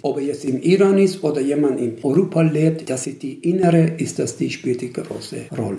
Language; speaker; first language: German; non-native, fluent; Persian